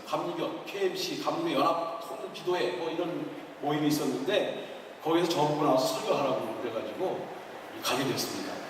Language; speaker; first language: Korean; native; Korean